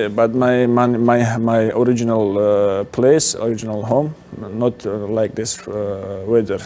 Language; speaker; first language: English; non-native, learner; Russian